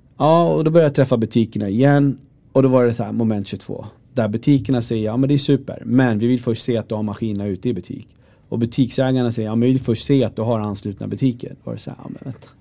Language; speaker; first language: Swedish; early bilingual, other home language; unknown